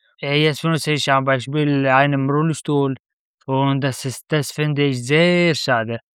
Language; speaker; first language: German; non-native, learner; Arabic